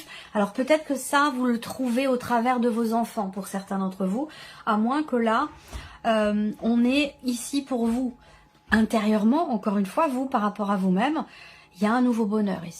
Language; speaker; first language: French; native; French